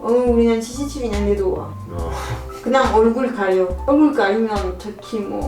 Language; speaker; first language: Korean; non-native, learner; French